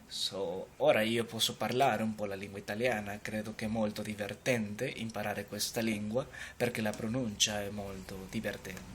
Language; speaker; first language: Italian; non-native, learner; Spanish